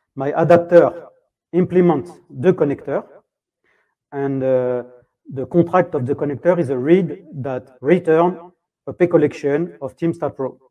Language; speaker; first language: English; non-native, fluent; French